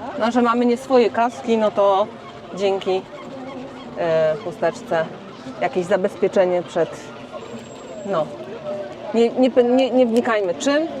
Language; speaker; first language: Polish; native; Polish